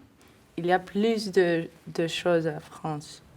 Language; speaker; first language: French; non-native, fluent; Finnish